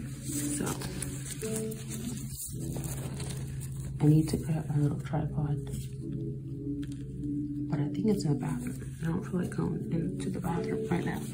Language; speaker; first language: English; native; English